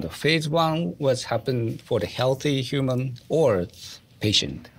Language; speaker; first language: English; non-native, fluent; Japanese